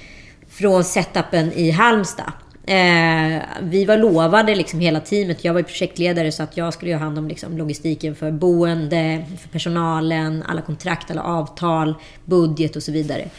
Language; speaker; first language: Swedish; native; Swedish